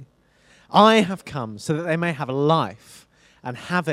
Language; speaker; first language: English; native; English